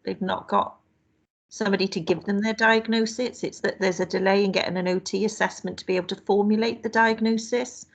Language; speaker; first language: English; native; English